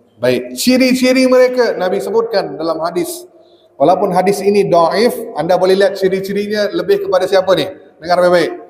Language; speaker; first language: Malay; native; Malay